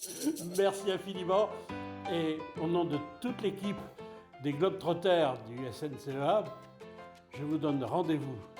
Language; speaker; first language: French; native; French